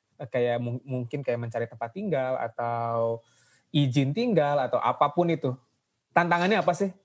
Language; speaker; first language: Indonesian; native; Indonesian